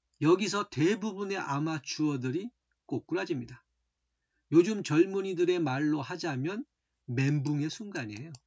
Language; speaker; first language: Korean; native; Korean